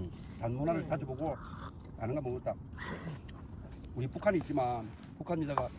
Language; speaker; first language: Korean; native; Korean